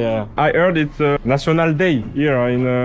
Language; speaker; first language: English; non-native, learner; French